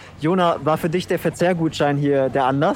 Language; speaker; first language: German; native; German